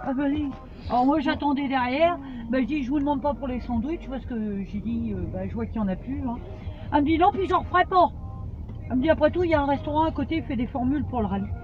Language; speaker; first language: French; native; French